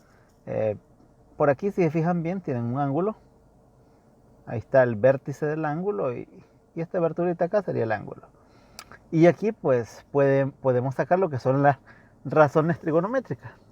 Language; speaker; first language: Spanish; native; Spanish